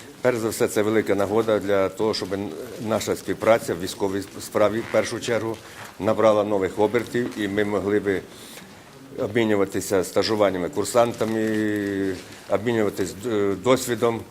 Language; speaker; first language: Ukrainian; native; Ukrainian